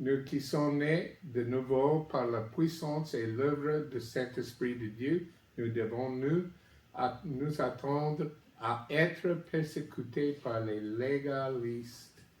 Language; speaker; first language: French; non-native, learner; English